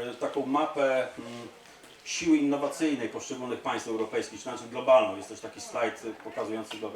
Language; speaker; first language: Polish; native; Polish